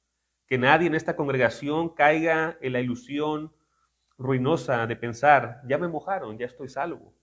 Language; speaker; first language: Spanish; native; Spanish